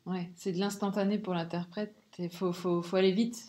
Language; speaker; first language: French; native; French